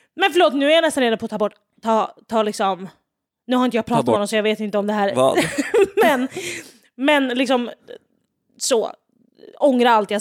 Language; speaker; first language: Swedish; native; Swedish